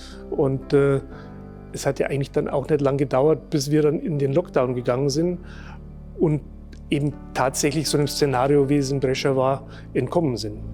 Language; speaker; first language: German; native; German